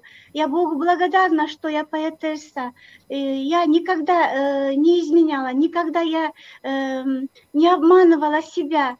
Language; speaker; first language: Russian; non-native, local second language; Kyrgyz